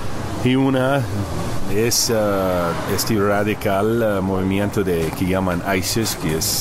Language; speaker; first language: Spanish; early bilingual, heritage; Spanish